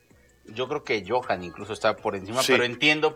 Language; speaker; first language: Spanish; native; Spanish